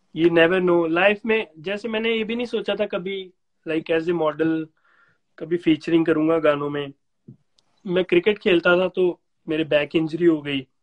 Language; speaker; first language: Hindi; non-native, local second language; Punjabi